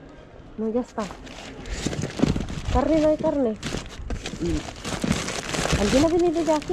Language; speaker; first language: Spanish; non-native, learner; Filipino